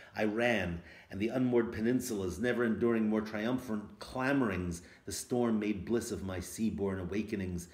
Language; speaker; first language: English; native; English